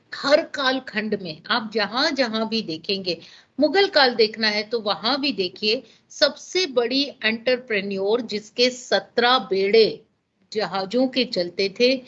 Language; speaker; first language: Hindi; non-native, local second language; Gujarati